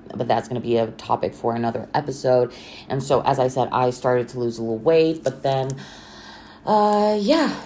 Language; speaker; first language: English; non-native, fluent; Romanian